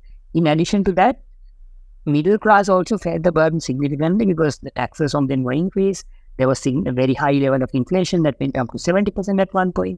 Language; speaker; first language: English; non-native, local second language; Sinhala